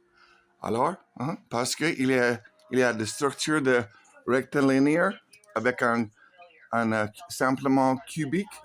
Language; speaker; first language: French; non-native, learner; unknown